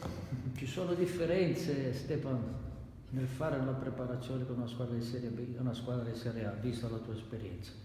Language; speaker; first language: Italian; native; Italian